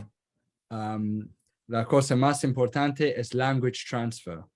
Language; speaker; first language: Spanish; non-native, learner; Kurdish